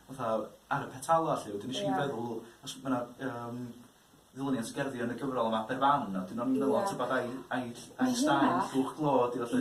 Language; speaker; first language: Welsh; native; Welsh